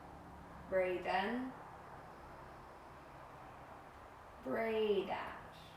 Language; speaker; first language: English; native; English